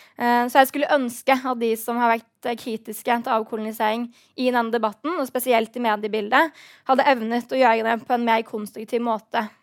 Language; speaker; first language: Norwegian; native; Norwegian